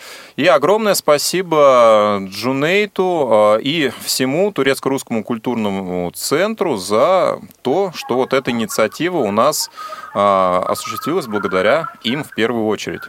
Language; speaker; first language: Russian; native; Russian